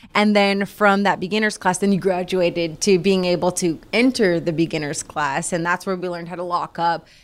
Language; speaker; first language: English; native; English